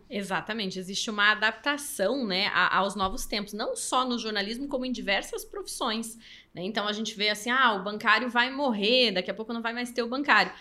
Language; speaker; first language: Portuguese; native; Portuguese